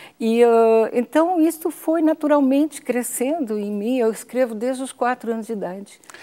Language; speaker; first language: Portuguese; non-native, fluent; Spanish